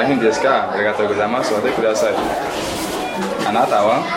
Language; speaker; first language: Japanese; non-native, fluent; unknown